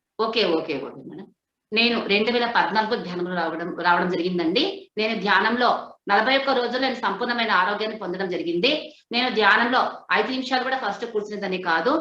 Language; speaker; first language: Telugu; non-native, local second language; Hindi